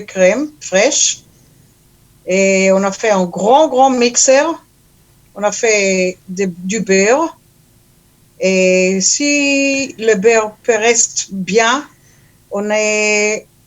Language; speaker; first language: French; non-native, learner; Hebrew